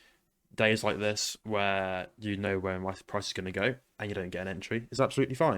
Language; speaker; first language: English; native; English